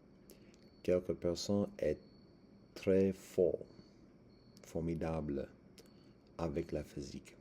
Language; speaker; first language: French; non-native, learner; English